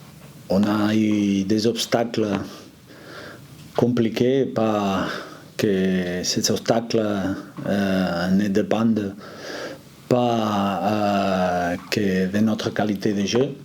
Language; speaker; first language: French; non-native, fluent; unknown